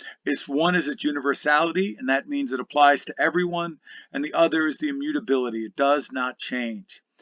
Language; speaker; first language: English; native; English